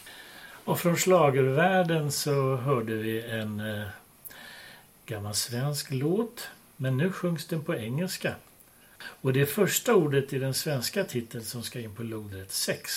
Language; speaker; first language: Swedish; native; Swedish